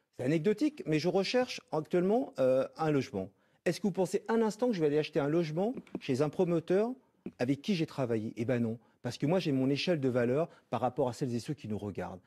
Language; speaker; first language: French; native; French